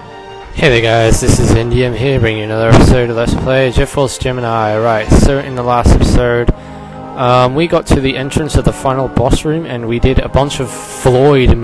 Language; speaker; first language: English; native; English